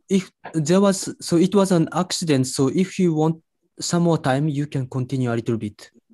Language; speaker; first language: English; non-native, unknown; Japanese